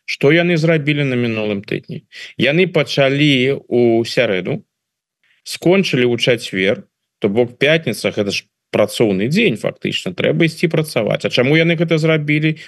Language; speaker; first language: Belarusian; non-native, local second language; Russian